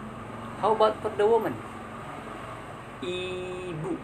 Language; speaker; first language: English; non-native, learner; Indonesian